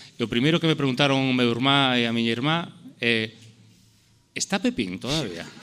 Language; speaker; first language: Galician; non-native, local second language; Spanish